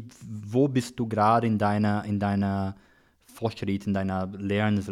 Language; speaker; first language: German; non-native, learner; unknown